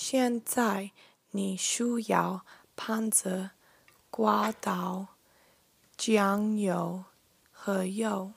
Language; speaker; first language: Chinese; non-native, learner; English